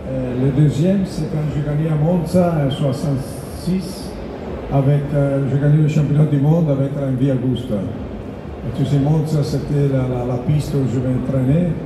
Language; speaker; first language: French; non-native, learner; Italian